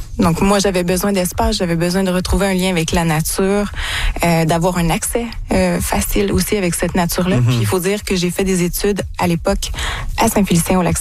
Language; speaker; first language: French; native; French